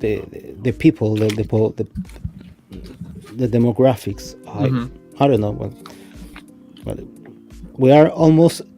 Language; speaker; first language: English; non-native, fluent; Spanish